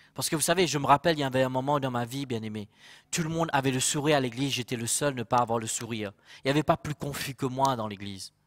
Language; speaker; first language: French; non-native, local second language; Morisyen